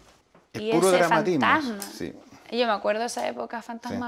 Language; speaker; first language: Spanish; native; Spanish